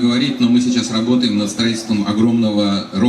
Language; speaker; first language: Russian; native; Russian